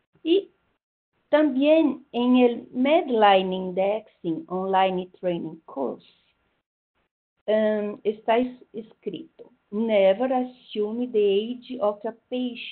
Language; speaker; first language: Spanish; non-native, fluent; Portuguese